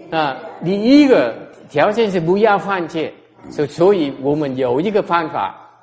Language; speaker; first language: Chinese; non-native, fluent; Vietnamese